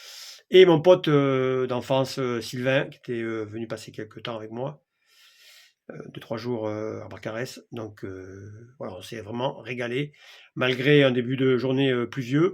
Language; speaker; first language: French; native; French